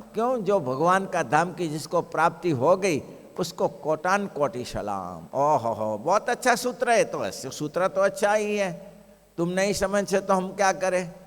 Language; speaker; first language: Hindi; non-native, local second language; Gujarati